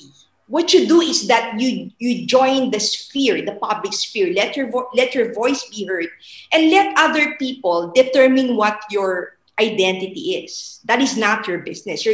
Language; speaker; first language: English; non-native, local second language; Filipino